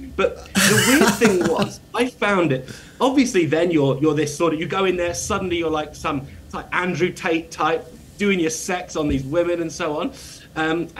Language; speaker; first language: English; native; English